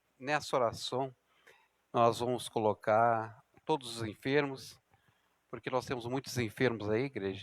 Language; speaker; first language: Portuguese; native; Portuguese